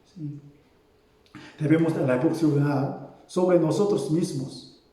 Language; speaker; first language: Spanish; non-native, fluent; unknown